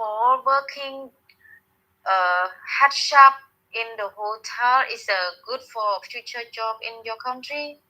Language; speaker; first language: English; non-native, learner; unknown